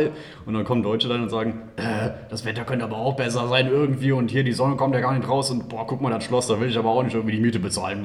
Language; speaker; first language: German; native; German